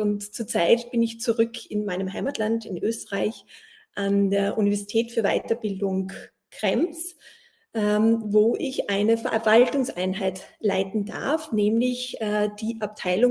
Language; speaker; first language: German; native; German